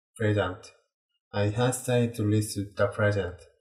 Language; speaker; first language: English; non-native, learner; Korean